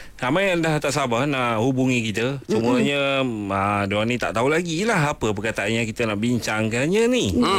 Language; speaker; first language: Malay; native; Malay